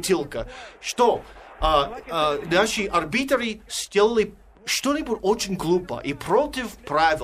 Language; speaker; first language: Russian; non-native, fluent; English